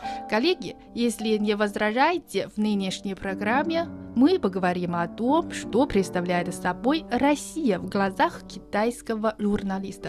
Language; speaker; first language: Russian; non-native, fluent; Chinese